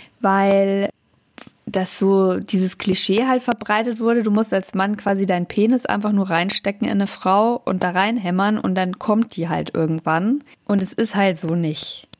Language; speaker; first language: German; native; German